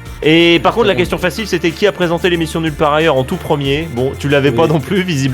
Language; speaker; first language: French; native; French